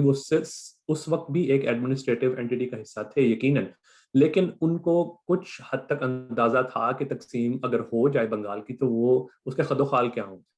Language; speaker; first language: Urdu; non-native, local second language; Punjabi